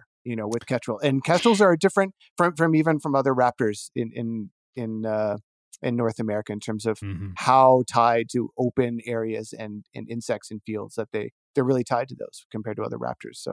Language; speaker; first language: English; native; English